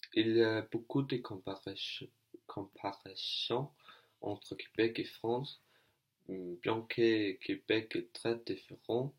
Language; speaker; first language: French; non-native, learner; Danish